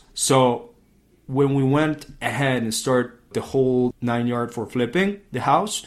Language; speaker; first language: English; early bilingual, other home language; Spanish